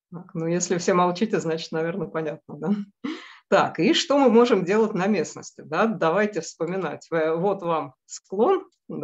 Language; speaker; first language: Russian; native; Russian